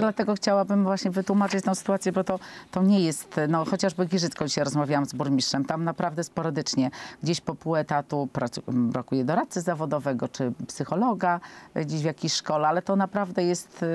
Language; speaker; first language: Polish; native; Polish